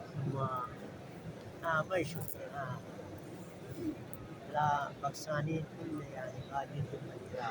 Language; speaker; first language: Arabic; non-native, learner; Urdu